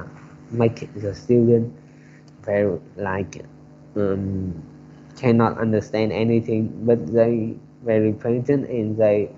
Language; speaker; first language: English; non-native, learner; Vietnamese